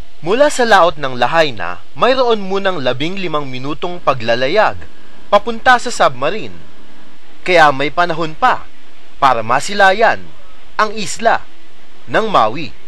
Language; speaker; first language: Filipino; native; Filipino